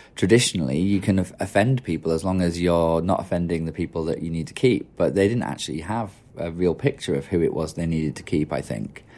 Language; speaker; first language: English; native; English